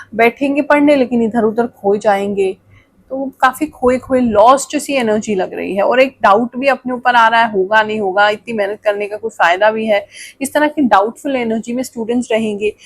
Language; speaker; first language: Hindi; native; Hindi